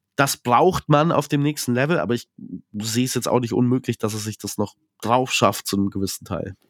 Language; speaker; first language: German; native; German